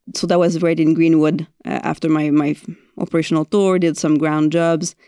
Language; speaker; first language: English; non-native, fluent; French